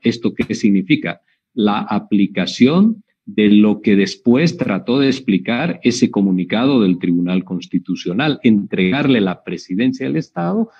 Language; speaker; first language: Spanish; native; Spanish